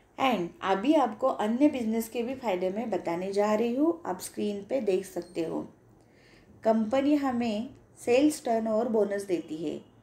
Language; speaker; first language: Hindi; non-native, local second language; Marathi